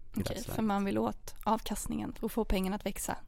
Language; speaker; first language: Swedish; native; Swedish